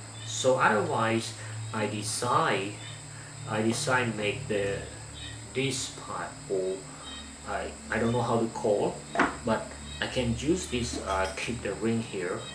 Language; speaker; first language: English; non-native, learner; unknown